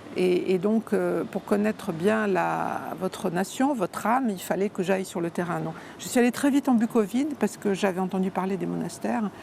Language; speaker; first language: French; native; French